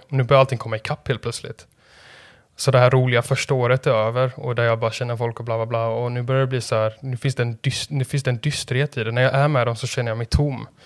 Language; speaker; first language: Swedish; native; Swedish